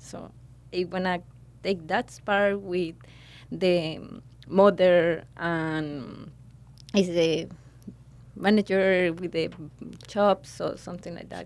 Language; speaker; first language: English; non-native, learner; Spanish